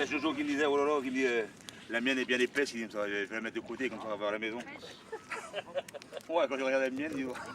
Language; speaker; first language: French; native; French